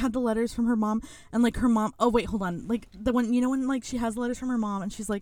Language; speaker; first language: English; early bilingual, other home language; Spanish